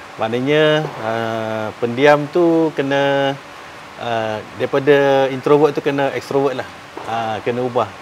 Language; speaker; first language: Malay; native; Malay